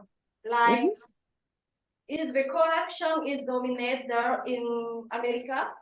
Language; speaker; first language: English; non-native, learner; Malagasy